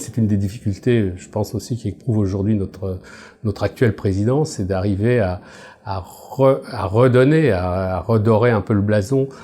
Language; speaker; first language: French; native; French